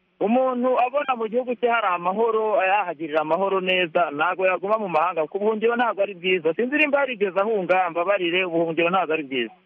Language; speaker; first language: Kinyarwanda; early bilingual, heritage; Kinyarwanda